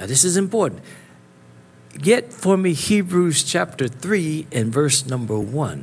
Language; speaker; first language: English; native; English